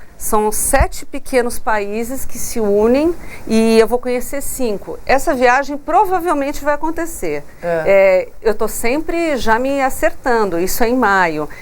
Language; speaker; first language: Portuguese; non-native, local second language; English